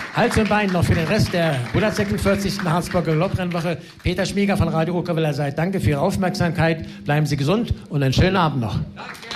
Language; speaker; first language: German; native; German